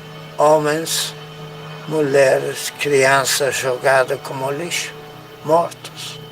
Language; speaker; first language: Portuguese; non-native, fluent; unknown